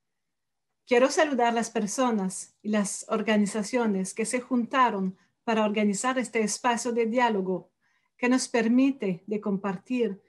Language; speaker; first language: Spanish; non-native, fluent; French